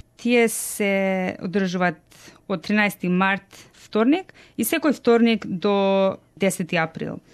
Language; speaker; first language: Macedonian; early bilingual, heritage; Macedonian